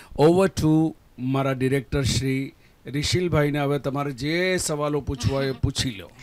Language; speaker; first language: Gujarati; native; Gujarati